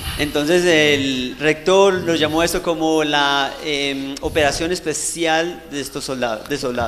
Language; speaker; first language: Spanish; native; Spanish